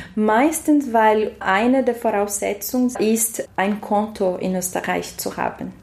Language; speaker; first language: German; non-native, fluent; Portuguese